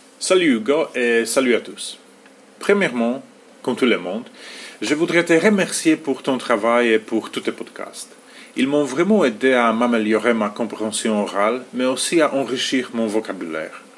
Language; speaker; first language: French; non-native, fluent; Polish